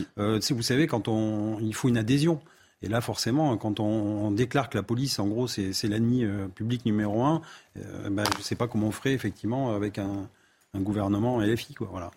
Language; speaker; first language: French; native; French